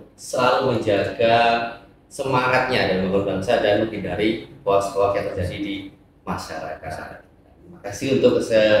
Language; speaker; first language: Indonesian; native; Indonesian